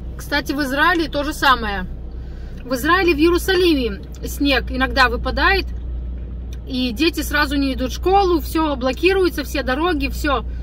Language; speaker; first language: Russian; native; Russian